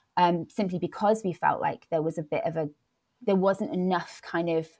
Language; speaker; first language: English; non-native, local second language; Welsh